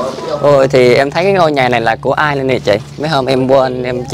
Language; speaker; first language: Vietnamese; native; Vietnamese